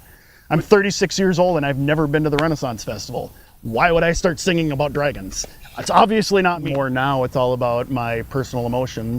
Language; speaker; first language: English; native; English